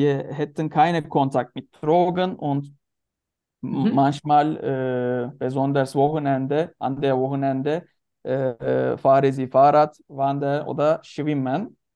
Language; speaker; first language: German; non-native, learner; Turkish